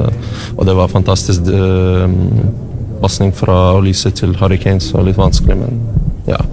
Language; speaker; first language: Norwegian; non-native, learner; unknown